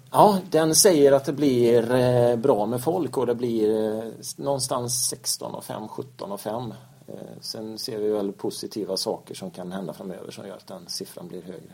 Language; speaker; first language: Swedish; native; Swedish